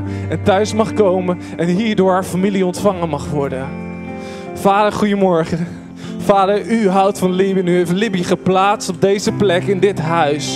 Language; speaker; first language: Dutch; native; Dutch